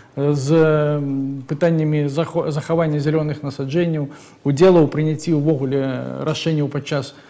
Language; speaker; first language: Belarusian; non-native, local second language; Russian